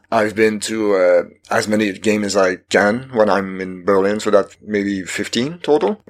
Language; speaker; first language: English; non-native, fluent; French